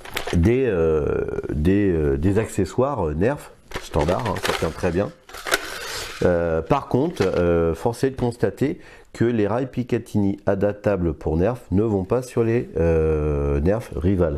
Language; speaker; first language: French; native; French